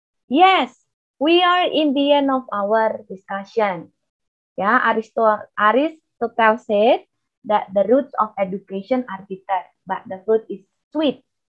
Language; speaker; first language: English; non-native, fluent; Indonesian